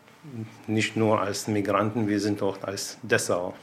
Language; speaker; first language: German; non-native, fluent; Arabic